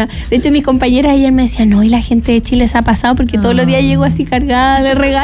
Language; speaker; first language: Spanish; native; Spanish